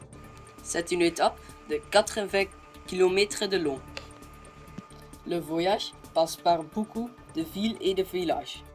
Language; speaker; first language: French; non-native, learner; Dutch